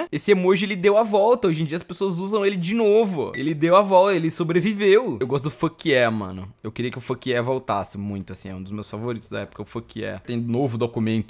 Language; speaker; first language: Portuguese; native; Portuguese